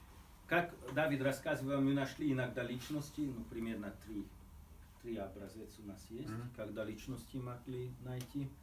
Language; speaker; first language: Russian; non-native, fluent; Hungarian